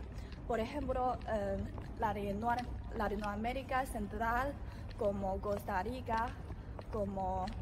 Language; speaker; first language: Spanish; non-native, learner; Chinese